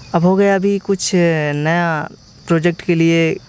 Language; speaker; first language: Hindi; native; Hindi